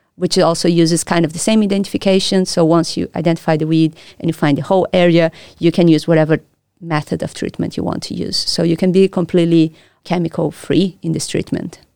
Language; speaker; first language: English; non-native, fluent; Portuguese